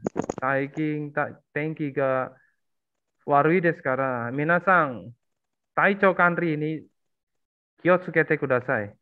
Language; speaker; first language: Japanese; non-native, fluent; Indonesian